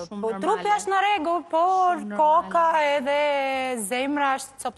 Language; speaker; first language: Albanian; non-native, learner; Portuguese